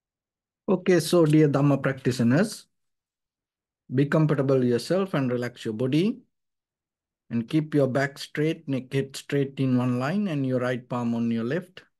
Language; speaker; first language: English; non-native, fluent; Sinhala